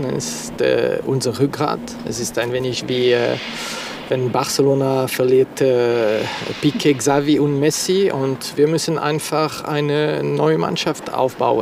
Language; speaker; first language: German; non-native, local second language; French